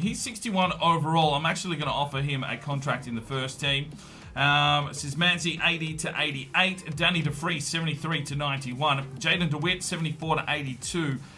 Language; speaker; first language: English; native; English